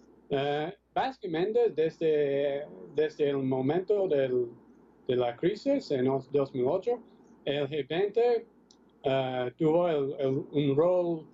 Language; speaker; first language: Spanish; non-native, fluent; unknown